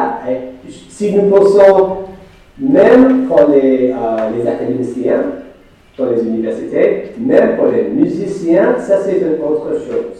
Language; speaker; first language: French; non-native, fluent; English